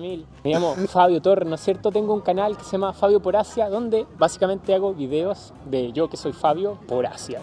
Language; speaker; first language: Spanish; native; Spanish